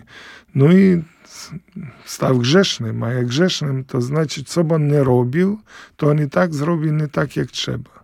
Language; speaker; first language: Polish; non-native, fluent; Ukrainian